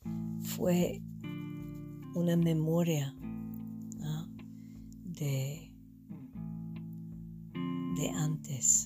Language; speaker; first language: Spanish; non-native, fluent; English